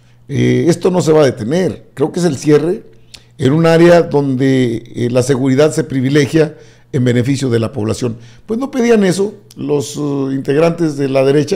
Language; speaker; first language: Spanish; native; Spanish